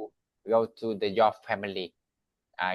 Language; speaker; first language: English; non-native, learner; Vietnamese